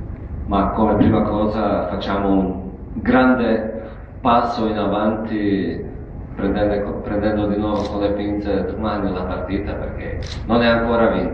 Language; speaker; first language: Italian; non-native, fluent; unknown